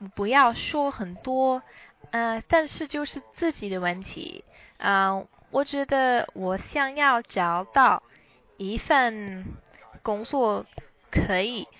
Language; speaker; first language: Chinese; non-native, learner; English